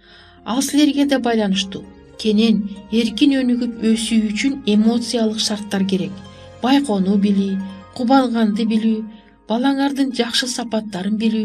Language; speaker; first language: Kyrgyz; native; Kyrgyz